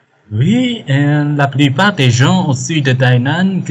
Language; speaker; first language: French; non-native, learner; Chinese